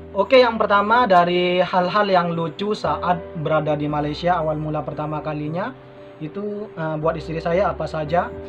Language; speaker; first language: Indonesian; non-native, local second language; Madurese